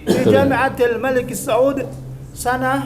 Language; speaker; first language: Arabic; non-native, learner; Indonesian